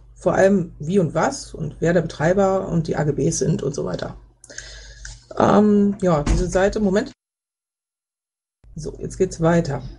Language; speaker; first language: German; native; German